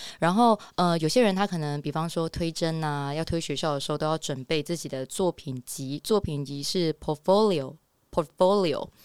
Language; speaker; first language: Chinese; native; Chinese